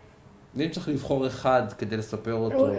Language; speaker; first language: Hebrew; native; Hebrew